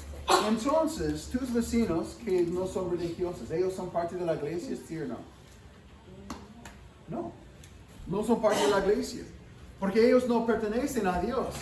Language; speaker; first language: Spanish; non-native, fluent; English